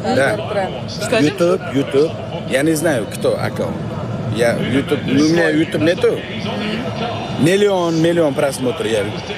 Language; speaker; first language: Russian; non-native, local second language; Uzbek